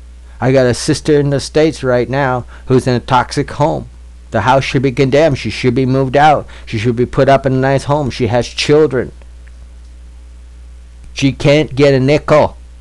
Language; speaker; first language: English; native; English